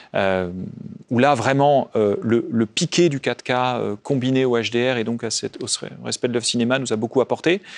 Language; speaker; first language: French; native; French